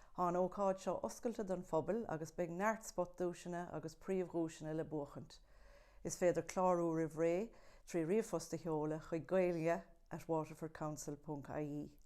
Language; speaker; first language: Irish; native; Irish